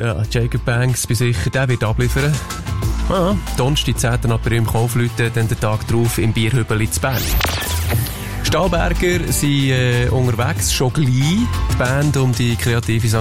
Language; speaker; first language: German; native; German